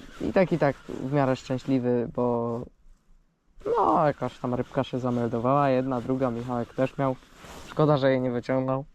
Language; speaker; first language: Polish; native; Polish